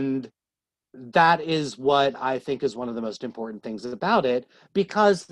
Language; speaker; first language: English; native; English